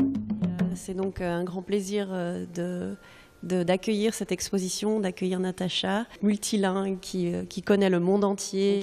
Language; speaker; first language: French; native; French